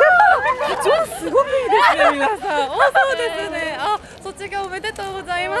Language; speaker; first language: Japanese; non-native, learner; Korean